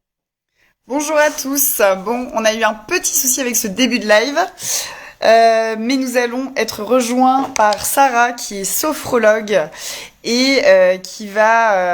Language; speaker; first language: French; native; French